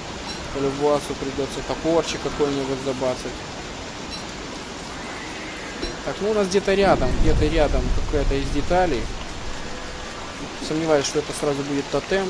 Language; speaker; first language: Russian; native; Russian